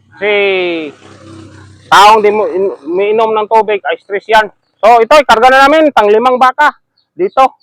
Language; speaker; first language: Filipino; non-native, local second language; Cebuano